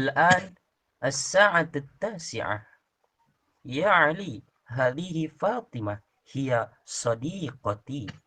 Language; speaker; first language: Arabic; non-native, learner; Indonesian